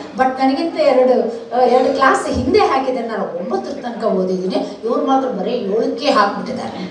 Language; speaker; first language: Kannada; non-native, local second language; Telugu